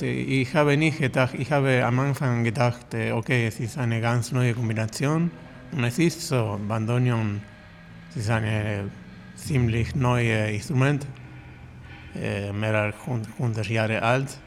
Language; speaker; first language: German; non-native, learner; Spanish